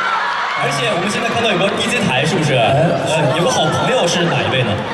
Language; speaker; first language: Chinese; native; Chinese